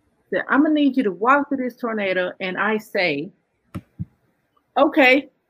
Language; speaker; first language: English; early bilingual, other home language; Spanish